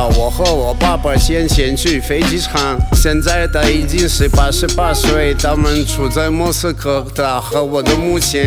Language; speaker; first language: Chinese; non-native, learner; Russian